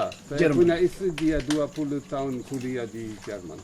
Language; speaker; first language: Indonesian; non-native, fluent; German